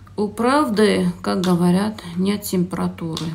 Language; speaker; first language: Russian; non-native, local second language; Azerbaijani